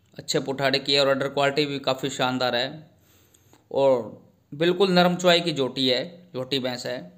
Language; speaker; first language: Hindi; native; Hindi